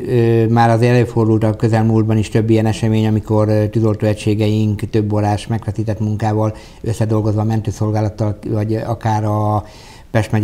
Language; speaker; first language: Hungarian; native; Hungarian